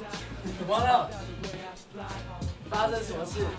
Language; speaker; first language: Chinese; native; Chinese